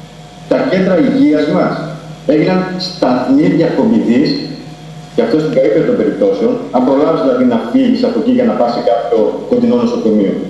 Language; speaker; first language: Greek; native; Greek